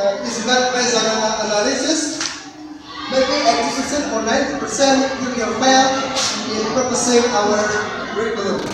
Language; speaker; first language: English; non-native, learner; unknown